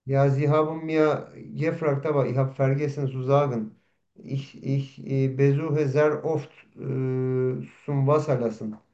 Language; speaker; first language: German; non-native, learner; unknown